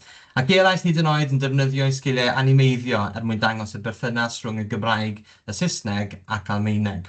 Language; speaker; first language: Welsh; native; Welsh